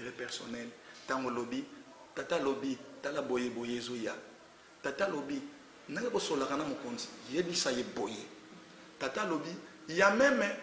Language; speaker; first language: Lingala; non-native, local second language; Kongo